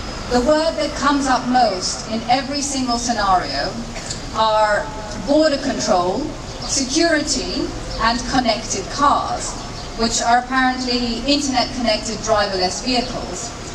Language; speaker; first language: English; native; English